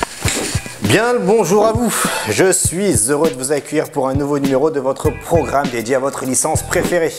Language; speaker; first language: French; native; French